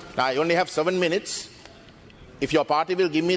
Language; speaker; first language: English; non-native, local second language; Tamil